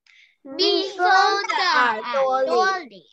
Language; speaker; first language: Chinese; early bilingual, heritage; Chinese